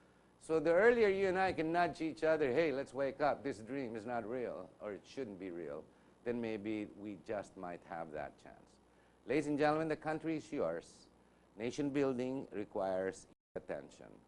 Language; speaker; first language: English; non-native, local second language; Filipino